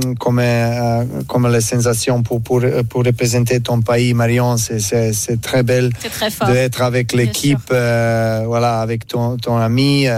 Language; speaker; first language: French; non-native, learner; Serbian